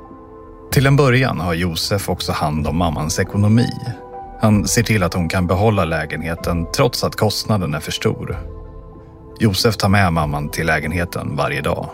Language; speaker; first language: Swedish; native; Swedish